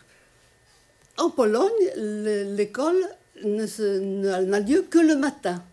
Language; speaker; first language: French; non-native, fluent; Polish